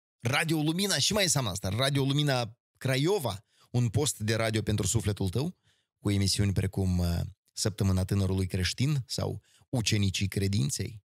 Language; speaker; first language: Romanian; native; Romanian